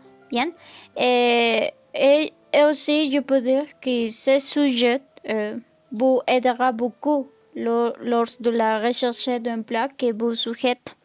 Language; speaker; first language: French; non-native, learner; Spanish